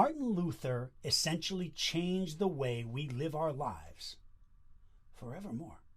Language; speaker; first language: English; native; English